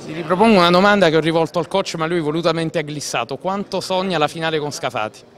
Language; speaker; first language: Italian; native; Italian